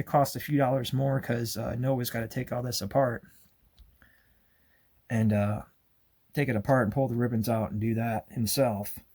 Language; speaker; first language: English; native; English